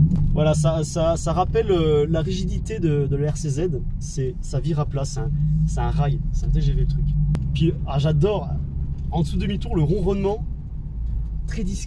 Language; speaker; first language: French; native; French